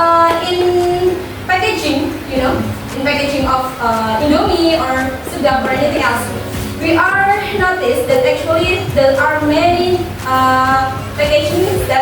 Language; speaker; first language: English; non-native, learner; Indonesian